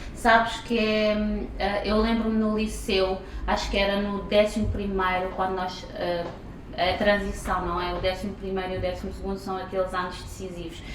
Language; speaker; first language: Portuguese; non-native, local second language; Kabuverdianu